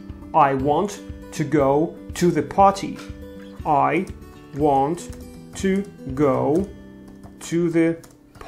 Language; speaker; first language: English; non-native, fluent; Russian